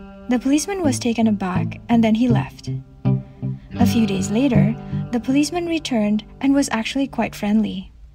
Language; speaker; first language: English; non-native, fluent; Indonesian